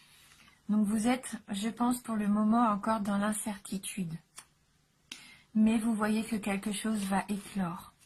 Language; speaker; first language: French; native; French